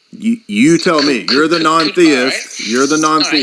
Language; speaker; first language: English; native; English